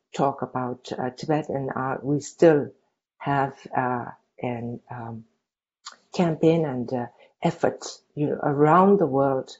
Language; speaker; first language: English; non-native, local second language; Tibetan